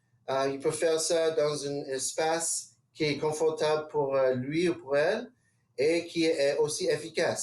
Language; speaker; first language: French; non-native, local second language; English